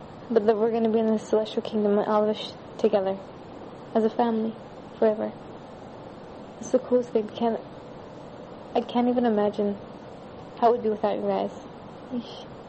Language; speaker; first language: English; native; English